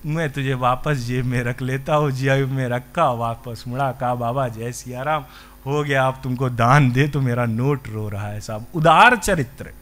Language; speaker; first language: Hindi; native; Hindi